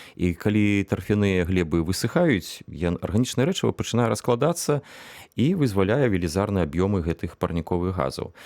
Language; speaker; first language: Belarusian; non-native, local second language; Russian